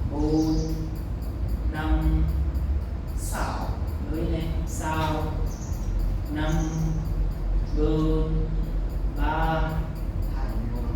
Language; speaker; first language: Vietnamese; non-native, learner; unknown